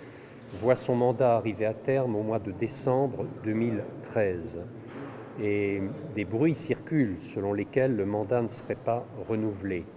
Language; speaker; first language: French; native; French